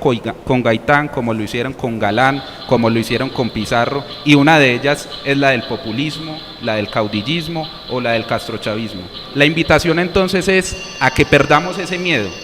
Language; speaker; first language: Spanish; native; Spanish